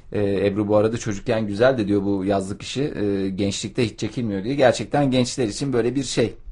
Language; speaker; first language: Turkish; native; Turkish